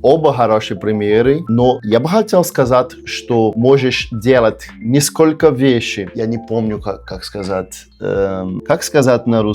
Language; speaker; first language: Russian; non-native, learner; Portuguese